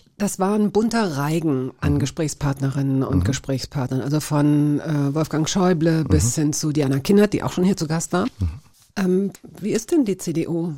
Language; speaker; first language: German; native; German